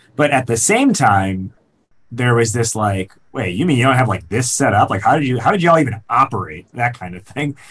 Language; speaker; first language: English; native; English